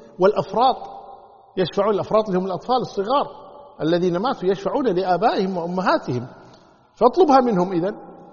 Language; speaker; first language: Arabic; native; Arabic